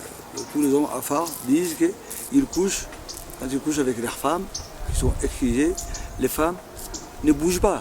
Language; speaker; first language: French; non-native, local second language; Afar